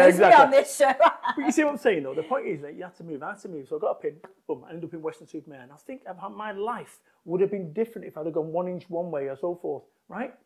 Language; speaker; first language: English; native; English